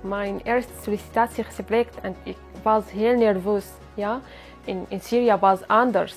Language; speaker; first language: Dutch; non-native, learner; Arabic